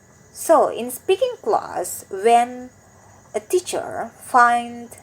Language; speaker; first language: English; non-native, learner; Indonesian